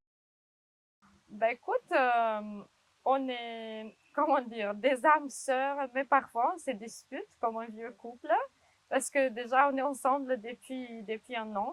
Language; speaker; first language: French; non-native, fluent; Romanian